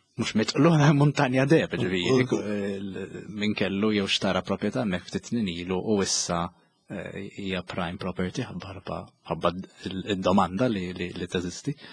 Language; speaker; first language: Maltese; native; Maltese